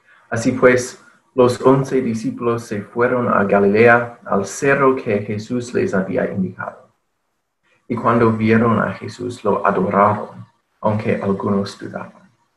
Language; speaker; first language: Spanish; non-native, fluent; English